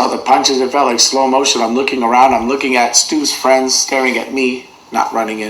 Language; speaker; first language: English; native; English